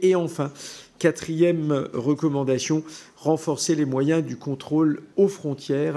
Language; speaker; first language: French; native; French